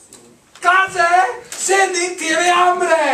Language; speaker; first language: Spanish; non-native, fluent; English